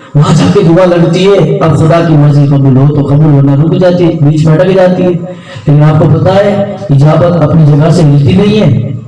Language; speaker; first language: Urdu; non-native, local second language; Gujarati